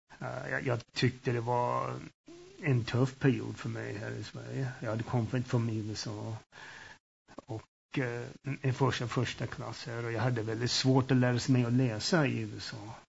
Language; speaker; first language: Swedish; early bilingual, heritage; Swedish